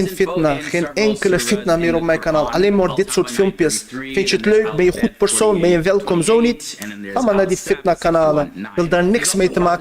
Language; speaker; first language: Dutch; early bilingual, other home language; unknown